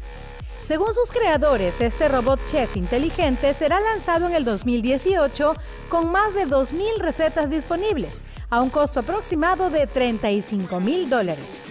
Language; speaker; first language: Spanish; native; Spanish